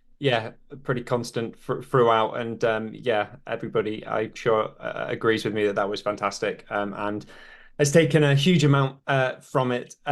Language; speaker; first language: English; native; English